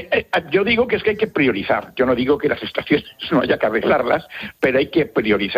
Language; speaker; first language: Spanish; native; Spanish